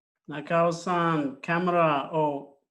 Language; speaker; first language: Japanese; non-native, fluent; English